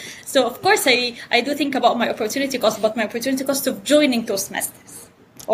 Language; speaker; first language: English; non-native, fluent; Arabic